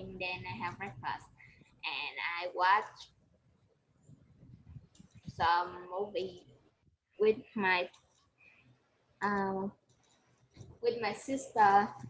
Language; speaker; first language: English; non-native, learner; Vietnamese